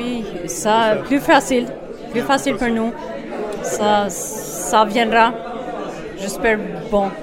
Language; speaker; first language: French; non-native, learner; Albanian